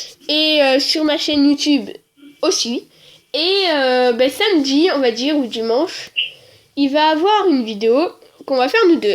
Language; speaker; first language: French; native; French